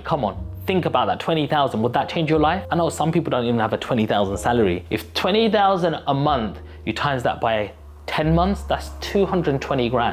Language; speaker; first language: English; native; English